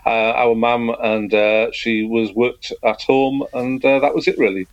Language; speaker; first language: English; native; English